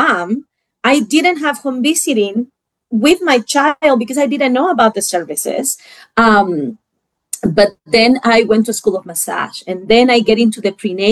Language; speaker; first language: English; non-native, fluent; Spanish